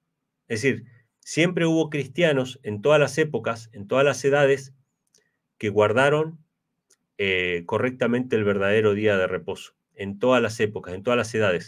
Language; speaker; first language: Spanish; native; Spanish